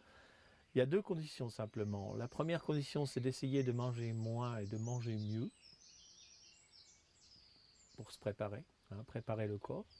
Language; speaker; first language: French; native; French